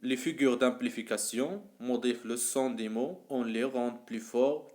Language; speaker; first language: French; non-native, local second language; Arabic